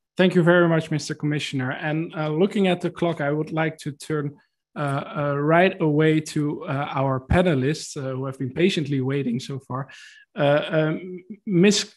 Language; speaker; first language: English; non-native, fluent; Dutch